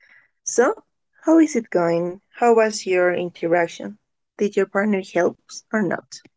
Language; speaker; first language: English; non-native, learner; Spanish